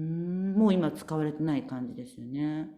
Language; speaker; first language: Japanese; native; Japanese